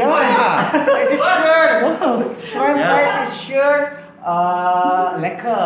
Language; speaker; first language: German; non-native, learner; Indonesian